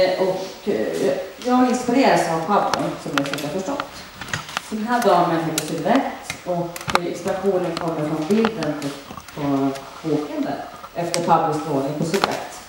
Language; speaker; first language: Swedish; early bilingual, other home language; Finnish